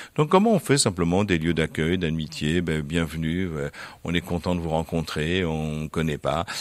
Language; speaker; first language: French; native; French